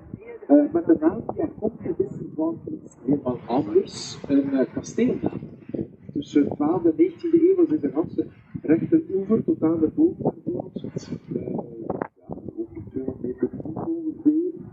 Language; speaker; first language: Dutch; native; Dutch